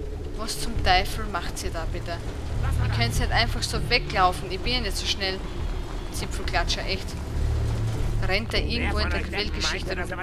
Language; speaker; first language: German; native; German